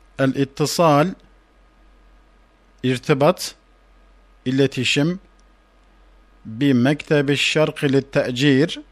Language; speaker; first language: Arabic; non-native, fluent; Turkish